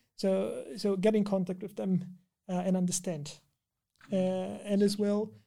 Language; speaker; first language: English; non-native, fluent; Portuguese